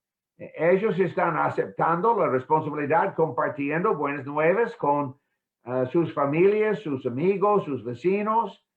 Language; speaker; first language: Spanish; non-native, fluent; English